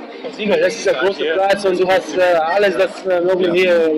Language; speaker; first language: German; non-native, learner; English